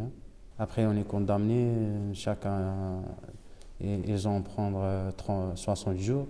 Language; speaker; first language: French; non-native, local second language; Arabic